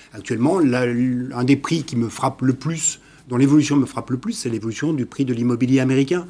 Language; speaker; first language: French; native; French